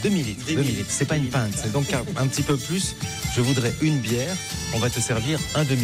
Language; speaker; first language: French; native; French